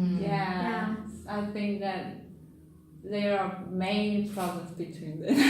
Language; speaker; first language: English; non-native, learner; Chinese